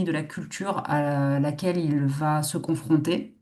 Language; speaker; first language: French; native; French